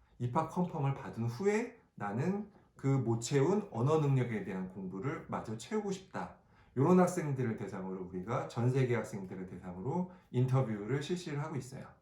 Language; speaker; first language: Korean; native; Korean